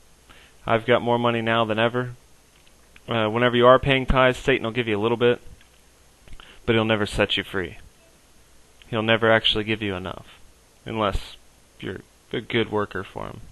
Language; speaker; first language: English; native; English